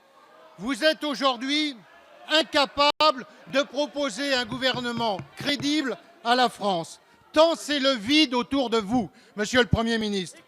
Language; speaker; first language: French; native; French